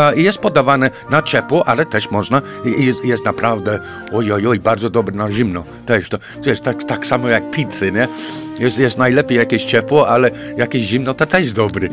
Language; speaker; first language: Polish; non-native, fluent; English